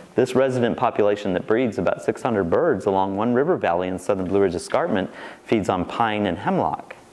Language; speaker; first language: English; native; English